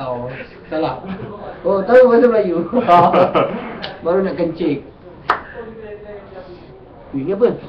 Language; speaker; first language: Malay; native; Malay